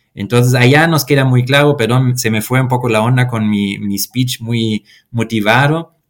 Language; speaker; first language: Spanish; non-native, fluent; German